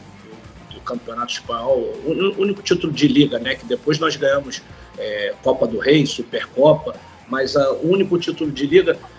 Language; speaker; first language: Portuguese; native; Portuguese